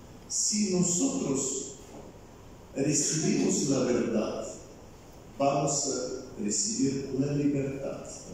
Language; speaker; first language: Spanish; non-native, fluent; Bulgarian